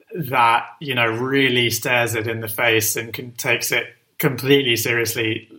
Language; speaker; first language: English; native; English